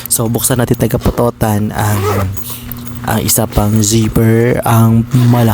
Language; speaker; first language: Filipino; non-native, local second language; Hiligaynon